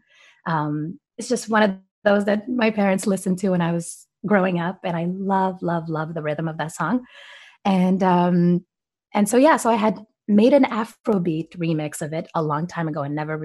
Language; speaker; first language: English; native; English